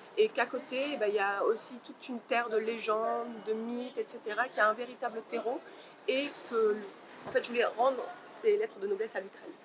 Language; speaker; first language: French; native; French